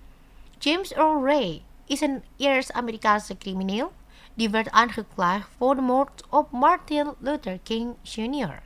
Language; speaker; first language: Dutch; non-native, fluent; Indonesian